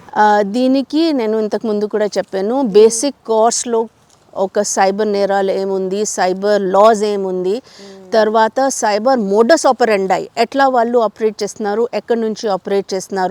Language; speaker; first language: Telugu; non-native, local second language; Hindi